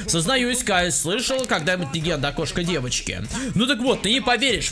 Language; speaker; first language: Russian; native; Russian